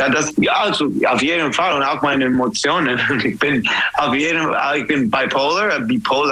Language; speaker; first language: German; non-native, fluent; English